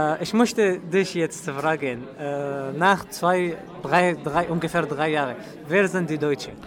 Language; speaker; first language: German; non-native, learner; Arabic